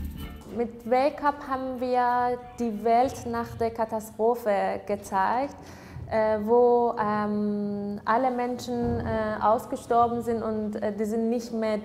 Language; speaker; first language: German; non-native, fluent; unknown